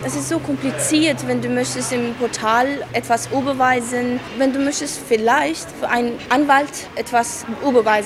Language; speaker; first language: German; non-native, learner; Persian